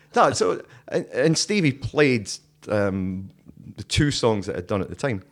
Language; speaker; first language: English; native; English